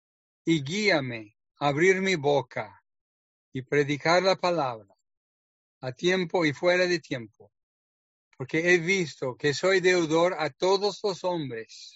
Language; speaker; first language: Spanish; non-native, fluent; English